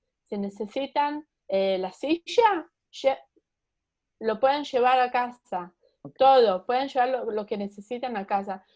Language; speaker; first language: Spanish; early bilingual, heritage; Spanish